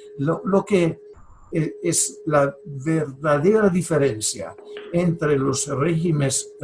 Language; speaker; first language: Spanish; non-native, fluent; Italian